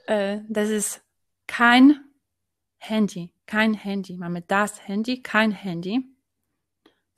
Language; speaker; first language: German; non-native, fluent; Polish